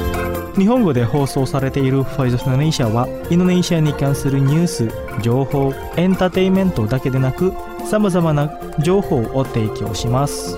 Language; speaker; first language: Japanese; non-native, fluent; Indonesian